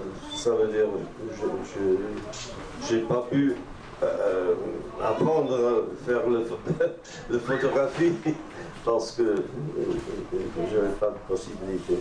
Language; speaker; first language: French; non-native, fluent; English